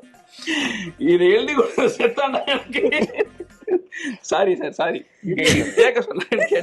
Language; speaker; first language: Tamil; native; Tamil